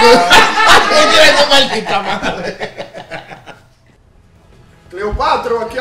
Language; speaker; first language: Spanish; native; Spanish